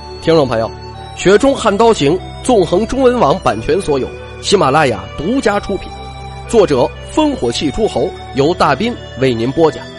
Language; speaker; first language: Chinese; native; Chinese